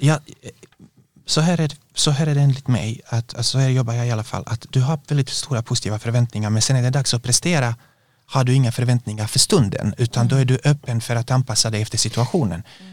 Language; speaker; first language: Swedish; non-native, fluent; Bosnian